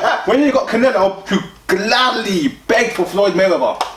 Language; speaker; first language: English; native; English